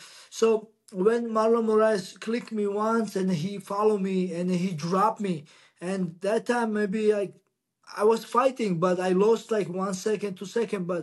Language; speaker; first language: English; non-native, learner; Georgian